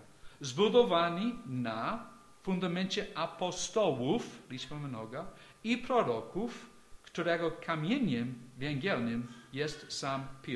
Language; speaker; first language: Polish; non-native, fluent; English